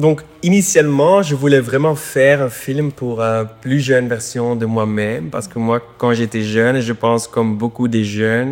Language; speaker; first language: French; non-native, learner; Dutch